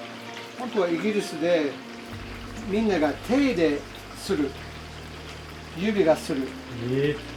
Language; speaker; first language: Japanese; non-native, learner; English